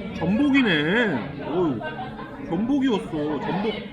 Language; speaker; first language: Korean; native; Korean